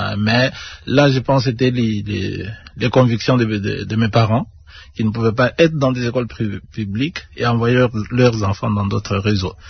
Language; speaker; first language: French; non-native, local second language; Luba-Lulua